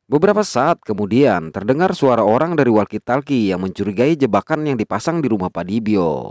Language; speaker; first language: Indonesian; native; Indonesian